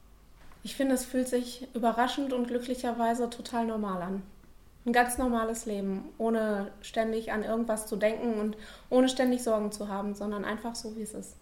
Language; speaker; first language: German; native; German